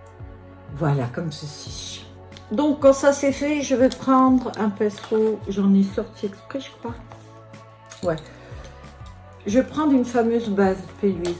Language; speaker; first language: French; native; French